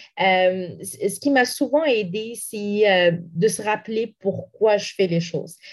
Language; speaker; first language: French; non-native, local second language; Arabic